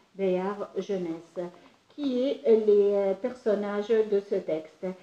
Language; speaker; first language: French; non-native, local second language; Arabic